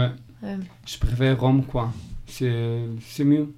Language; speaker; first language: French; non-native, fluent; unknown